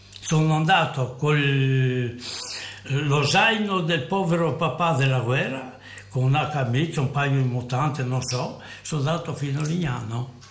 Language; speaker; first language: Italian; non-native, local second language; Friulian